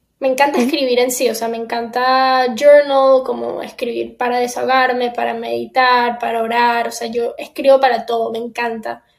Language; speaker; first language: Spanish; native; Spanish